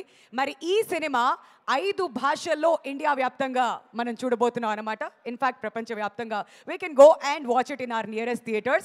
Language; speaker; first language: Telugu; native; Telugu